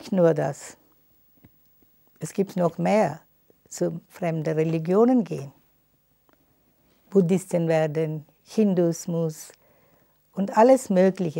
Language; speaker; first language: German; non-native, fluent; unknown